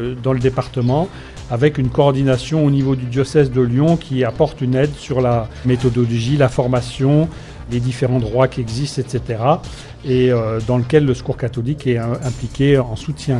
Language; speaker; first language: French; native; French